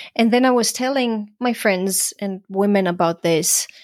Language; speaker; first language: English; non-native, fluent; Croatian